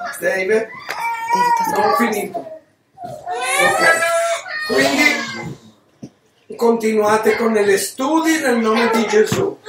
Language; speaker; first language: Italian; non-native, learner; Spanish